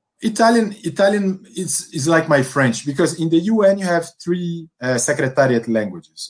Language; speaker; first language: English; non-native, fluent; Portuguese